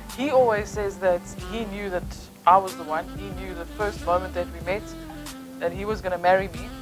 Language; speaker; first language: English; native; English